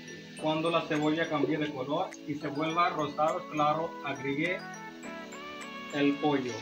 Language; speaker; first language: Spanish; non-native, learner; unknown